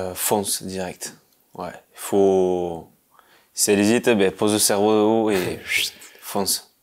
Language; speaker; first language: French; native; French